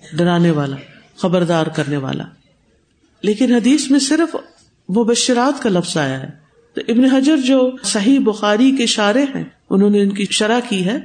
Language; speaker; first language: Urdu; non-native, local second language; Punjabi